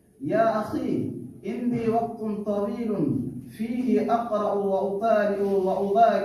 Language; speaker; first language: Arabic; non-native, learner; Urdu